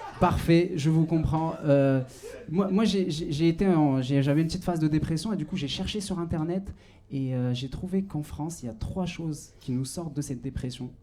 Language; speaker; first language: French; non-native, local second language; Arabic